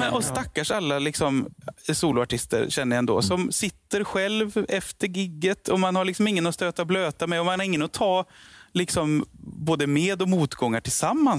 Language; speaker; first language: Swedish; native; Swedish